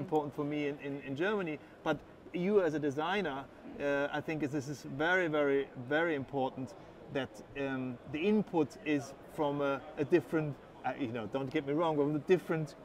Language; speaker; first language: English; non-native, fluent; German